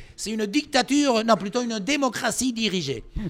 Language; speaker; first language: French; non-native, fluent; Spanish